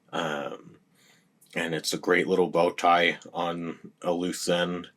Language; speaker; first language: English; native; English